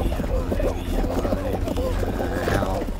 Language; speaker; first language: Spanish; native; Spanish